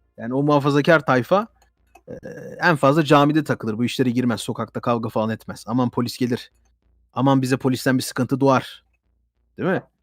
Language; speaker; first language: Turkish; early bilingual, heritage; Turkish